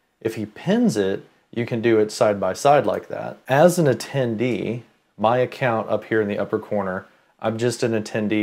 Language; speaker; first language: English; native; English